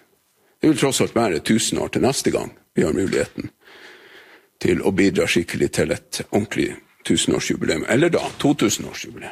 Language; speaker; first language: Norwegian; native; Norwegian